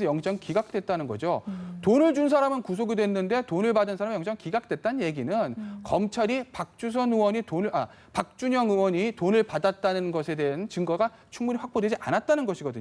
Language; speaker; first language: Korean; native; Korean